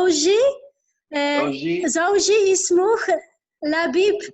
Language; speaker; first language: Arabic; non-native, learner; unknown